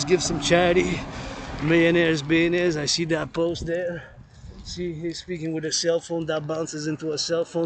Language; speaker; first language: English; non-native, local second language; French